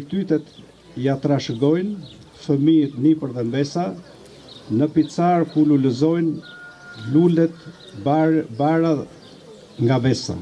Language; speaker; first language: Albanian; native; Albanian